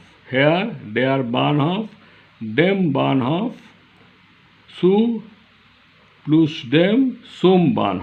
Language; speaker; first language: German; non-native, learner; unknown